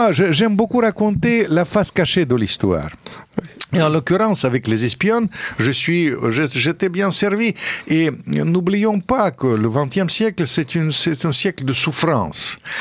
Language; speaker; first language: French; non-native, fluent; Russian